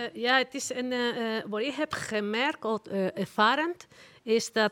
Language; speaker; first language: Dutch; non-native, learner; Spanish